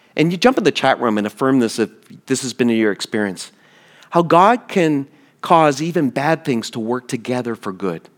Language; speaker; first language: English; native; English